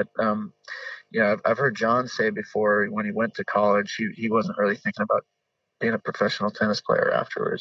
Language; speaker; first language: English; native; English